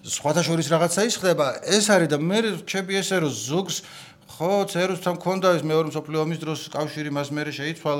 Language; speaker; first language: Georgian; native; Georgian